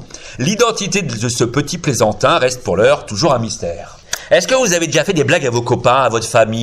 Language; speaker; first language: French; native; French